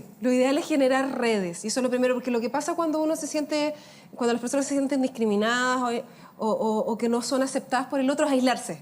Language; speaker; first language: Spanish; native; Spanish